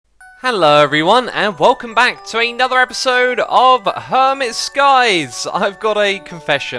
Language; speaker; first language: English; native; English